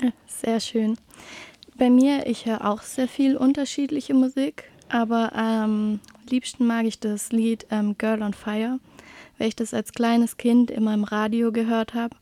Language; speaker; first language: German; native; German